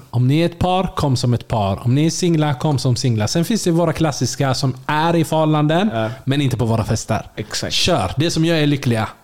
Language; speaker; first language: Swedish; early bilingual, other home language; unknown